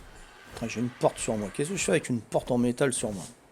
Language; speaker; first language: French; native; French